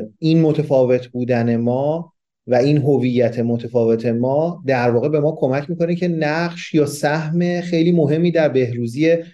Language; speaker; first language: Persian; non-native, local second language; Kurdish